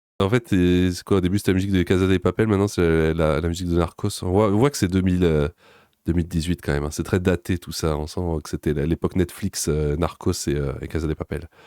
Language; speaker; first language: French; native; French